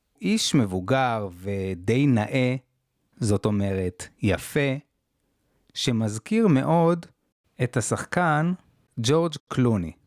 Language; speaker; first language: Hebrew; native; Hebrew